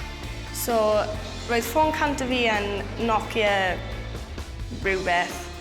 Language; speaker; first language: Welsh; non-native, local second language; English